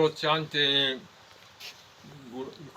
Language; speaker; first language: Italian; non-native, learner; Filipino